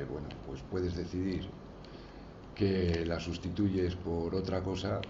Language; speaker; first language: Spanish; native; Spanish